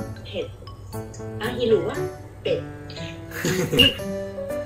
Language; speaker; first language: Japanese; non-native, learner; Thai